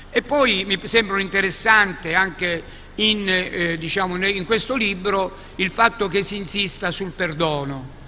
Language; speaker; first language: Italian; native; Italian